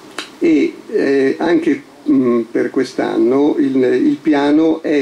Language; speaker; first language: Italian; native; Italian